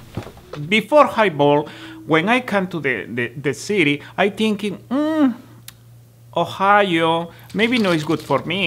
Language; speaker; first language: English; non-native, learner; Spanish